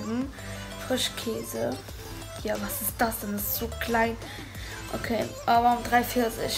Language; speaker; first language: German; early bilingual, other home language; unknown